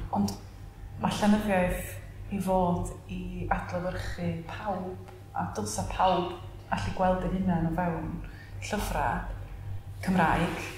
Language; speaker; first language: Welsh; native; Welsh